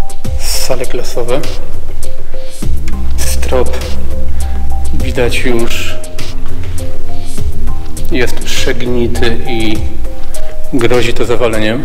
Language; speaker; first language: Polish; native; Polish